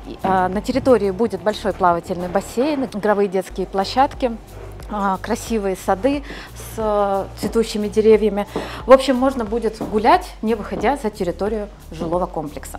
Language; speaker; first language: Russian; native; Russian